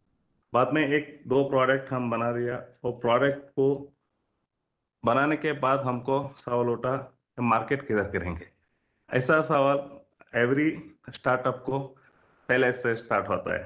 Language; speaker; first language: Hindi; non-native, local second language; Kannada